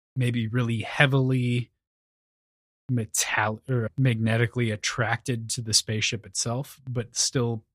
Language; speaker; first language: English; native; English